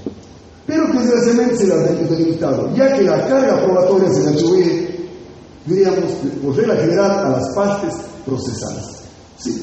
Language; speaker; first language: Spanish; native; Spanish